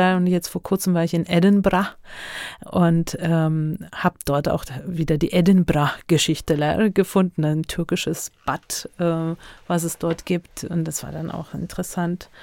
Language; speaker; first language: German; early bilingual, other home language; Turkish